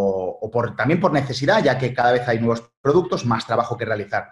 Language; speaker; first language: Spanish; native; Spanish